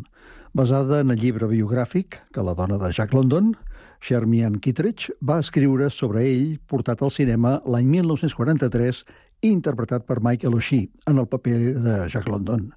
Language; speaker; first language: Catalan; native; Catalan